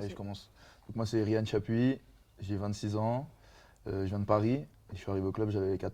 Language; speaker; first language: French; native; French